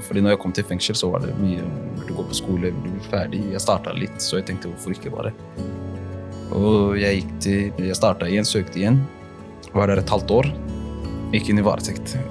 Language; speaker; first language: Norwegian; early bilingual, other home language; Somali